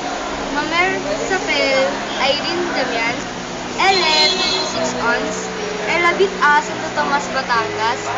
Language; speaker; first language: French; non-native, learner; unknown